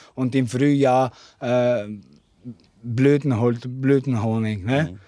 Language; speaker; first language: German; non-native, learner; Slovenian